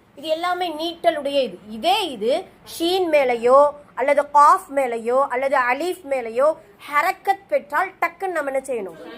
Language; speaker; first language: Tamil; native; Tamil